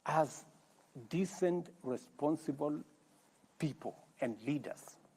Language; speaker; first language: English; non-native, local second language; Kalenjin